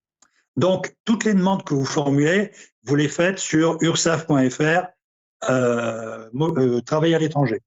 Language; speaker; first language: French; native; French